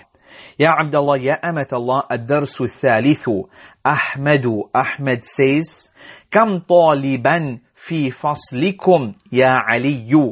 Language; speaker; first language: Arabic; non-native, fluent; English